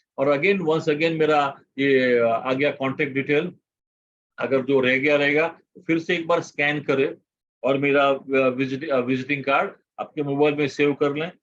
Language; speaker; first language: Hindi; non-native, local second language; Gujarati